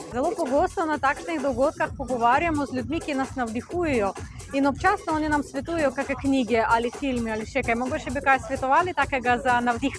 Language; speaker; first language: Slovenian; non-native, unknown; Ukrainian